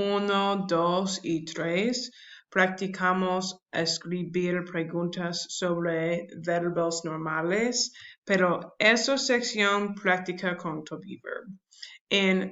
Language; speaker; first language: Spanish; non-native, learner; English